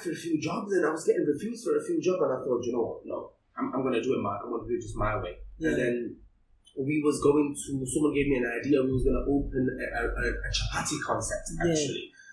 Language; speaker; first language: English; early bilingual, other home language; Cantonese